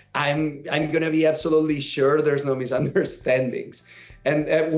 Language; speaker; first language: English; non-native, fluent; Spanish